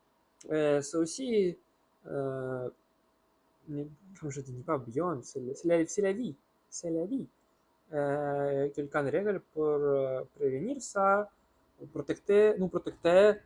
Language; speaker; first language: French; non-native, learner; Russian